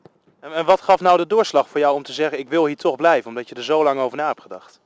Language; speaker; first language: Dutch; native; Dutch